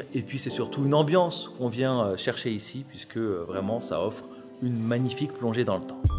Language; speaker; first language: French; native; French